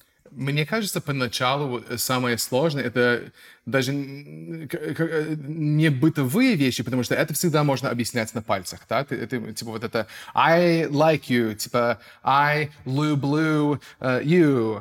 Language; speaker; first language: Russian; non-native, fluent; English